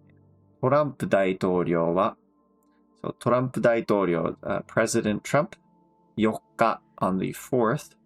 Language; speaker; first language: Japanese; non-native, fluent; English